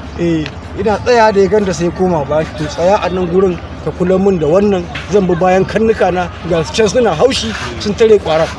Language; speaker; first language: Hausa; non-native, local second language; Fula